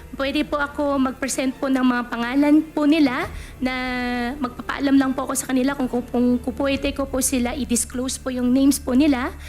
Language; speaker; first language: Filipino; native; Filipino